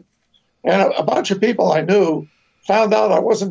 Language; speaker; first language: English; native; English